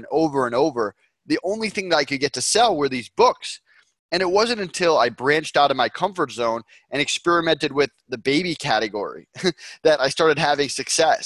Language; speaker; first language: English; native; English